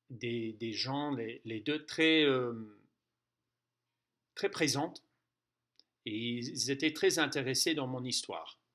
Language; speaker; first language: French; non-native, fluent; English